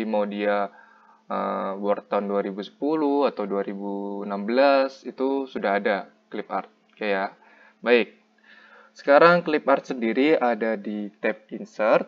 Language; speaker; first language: Indonesian; native; Indonesian